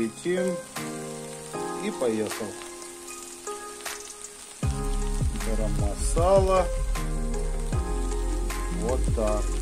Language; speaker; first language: Russian; non-native, fluent; Hindi